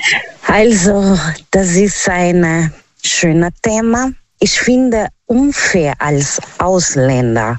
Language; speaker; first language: German; non-native, learner; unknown